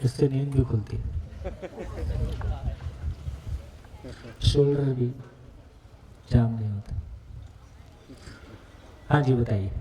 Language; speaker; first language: Hindi; native; Hindi